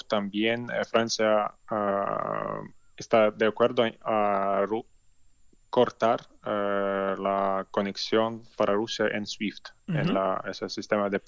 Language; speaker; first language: Spanish; non-native, learner; Ukrainian